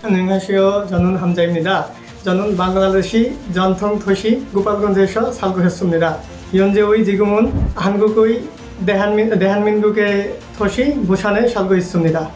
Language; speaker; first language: Korean; non-native, learner; Bangla